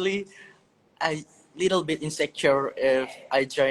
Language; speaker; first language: English; non-native, learner; Indonesian